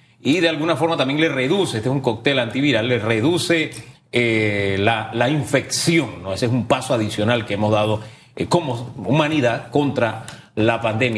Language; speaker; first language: Spanish; native; Spanish